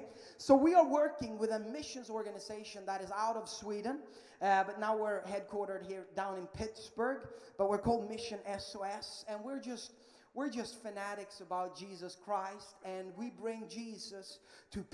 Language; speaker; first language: English; non-native, fluent; Swedish